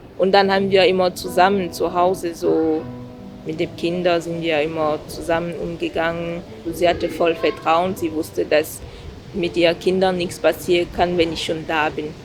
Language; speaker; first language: German; non-native, fluent; French